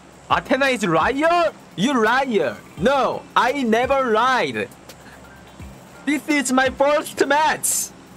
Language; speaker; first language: English; non-native, learner; Korean